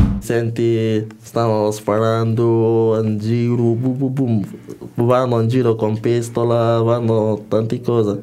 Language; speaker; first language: Italian; non-native, learner; Igbo